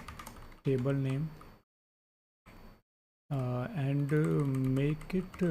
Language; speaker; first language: English; non-native, local second language; Hindi